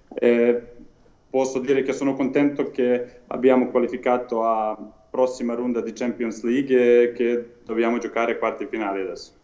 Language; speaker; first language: Italian; non-native, learner; Serbian